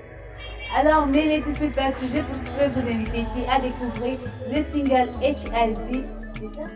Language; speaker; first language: French; native; French